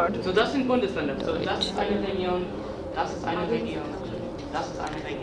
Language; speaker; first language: German; non-native, fluent; English